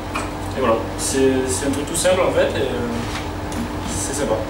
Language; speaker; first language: French; native; French